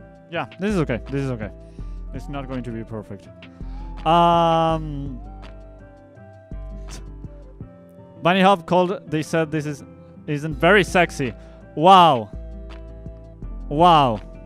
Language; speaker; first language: English; non-native, fluent; Spanish